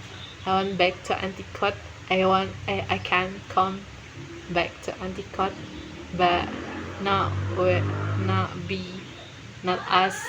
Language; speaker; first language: English; non-native, learner; Indonesian